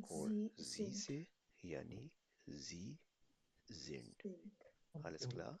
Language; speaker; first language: German; non-native, fluent; Urdu